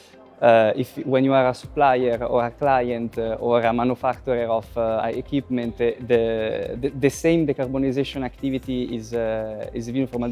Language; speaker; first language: English; non-native, fluent; Italian